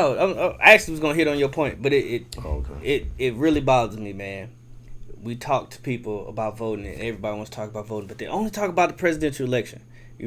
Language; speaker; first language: English; native; English